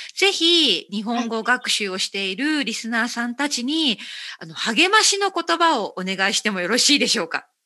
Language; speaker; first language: Japanese; native; Japanese